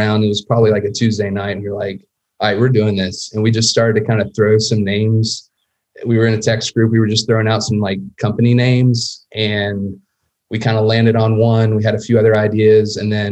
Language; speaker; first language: English; native; English